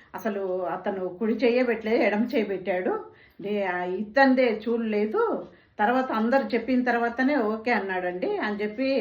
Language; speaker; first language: Telugu; non-native, local second language; Tamil